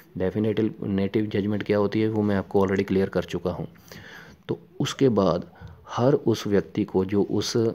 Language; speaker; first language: Hindi; non-native, local second language; Punjabi